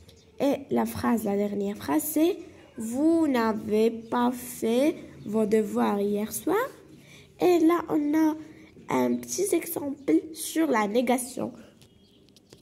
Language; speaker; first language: French; non-native, local second language; Arabic